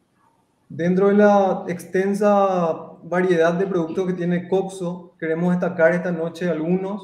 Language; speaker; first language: Spanish; native; Spanish